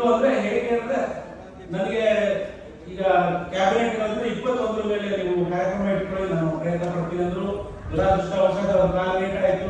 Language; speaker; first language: Kannada; non-native, local second language; Lambadi